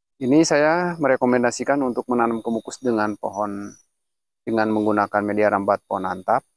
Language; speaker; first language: Indonesian; non-native, local second language; Sundanese